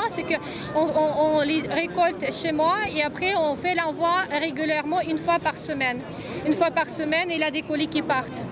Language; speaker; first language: French; non-native, fluent; Russian